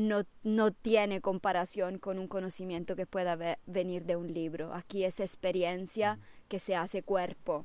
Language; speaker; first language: Spanish; non-native, fluent; Italian